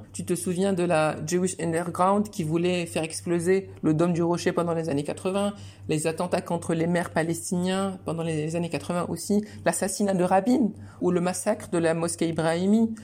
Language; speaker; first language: French; non-native, local second language; Arabic